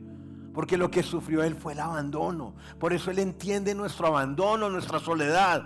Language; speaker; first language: Spanish; native; Spanish